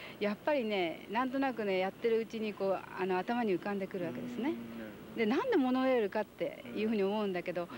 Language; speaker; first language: Japanese; native; Japanese